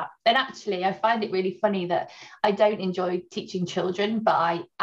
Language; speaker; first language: English; native; English